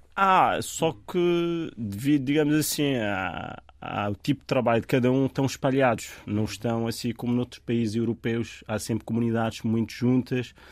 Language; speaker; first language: Portuguese; non-native, fluent; Arabic